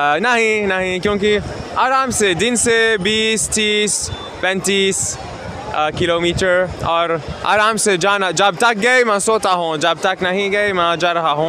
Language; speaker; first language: Hindi; non-native, learner; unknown